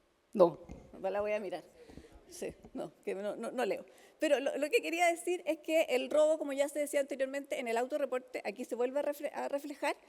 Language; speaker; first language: Spanish; native; Spanish